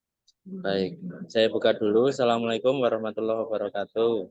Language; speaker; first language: Indonesian; native; Indonesian